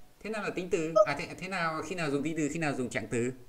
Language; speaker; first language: Vietnamese; native; Vietnamese